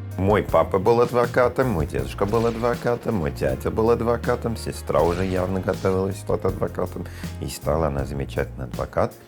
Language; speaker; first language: Russian; non-native, fluent; English